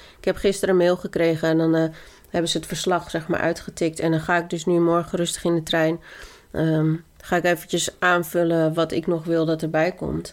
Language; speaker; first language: Dutch; early bilingual, other home language; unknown